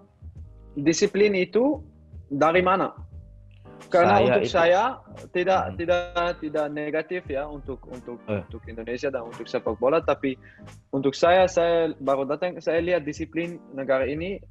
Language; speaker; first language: Indonesian; non-native, learner; Dutch